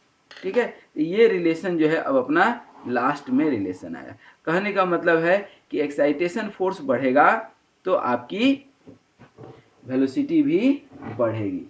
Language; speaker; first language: Hindi; native; Hindi